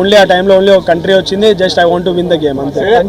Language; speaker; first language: Telugu; native; Telugu